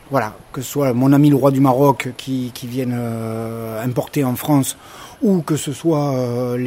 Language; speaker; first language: French; native; French